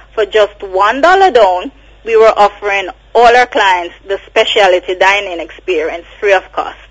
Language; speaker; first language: English; native; English